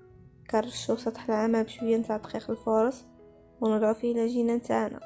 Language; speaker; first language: Arabic; native; Arabic